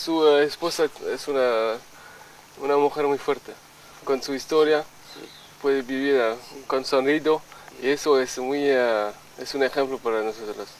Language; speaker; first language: Spanish; non-native, learner; French